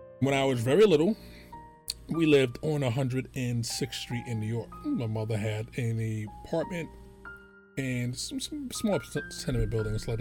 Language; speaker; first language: English; native; English